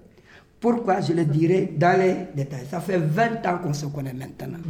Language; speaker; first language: French; non-native, local second language; Wolof